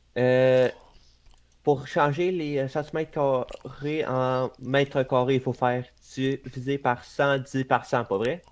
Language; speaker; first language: French; native; French